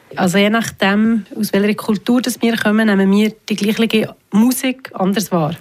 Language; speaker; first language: German; native; German